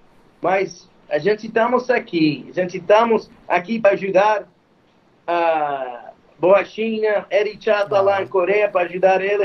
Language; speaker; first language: Portuguese; non-native, fluent; English